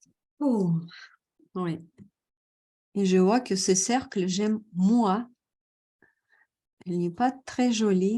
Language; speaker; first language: French; non-native, fluent; Russian